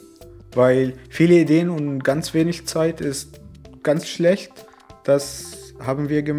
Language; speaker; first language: German; non-native, learner; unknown